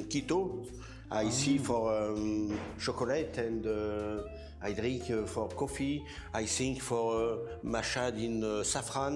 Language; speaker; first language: English; non-native, learner; French